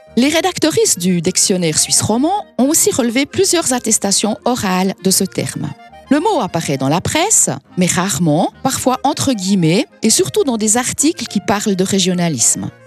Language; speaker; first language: French; native; French